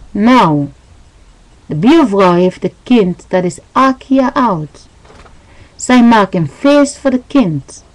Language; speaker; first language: Dutch; non-native, learner; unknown